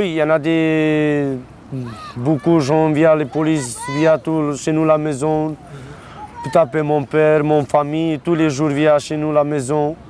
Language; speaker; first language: French; non-native, learner; Romanian